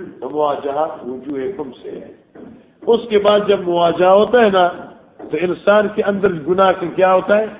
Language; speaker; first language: Urdu; non-native, local second language; Northern Hindko